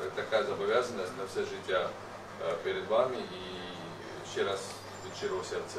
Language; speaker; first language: Ukrainian; non-native, local second language; Russian